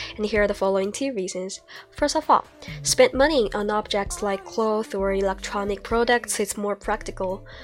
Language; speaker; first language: English; non-native, fluent; Chinese